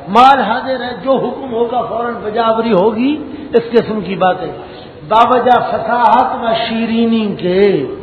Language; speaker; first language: Urdu; non-native, local second language; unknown